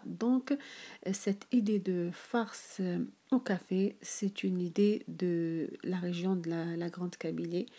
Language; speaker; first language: French; non-native, local second language; Arabic